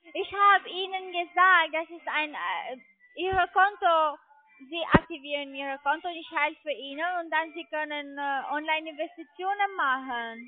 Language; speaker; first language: German; non-native, learner; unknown